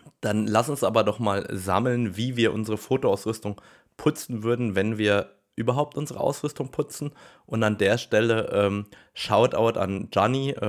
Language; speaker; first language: German; native; German